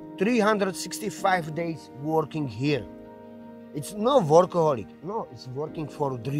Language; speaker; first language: English; non-native, learner; Slovak